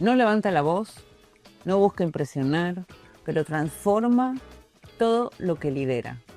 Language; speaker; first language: Spanish; native; Spanish